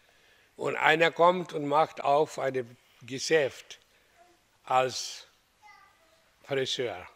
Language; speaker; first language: German; non-native, fluent; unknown